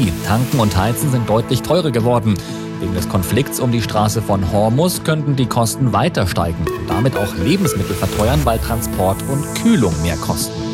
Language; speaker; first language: German; native; German